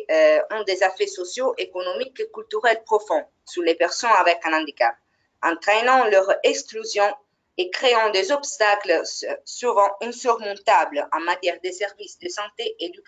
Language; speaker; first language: French; non-native, fluent; Italian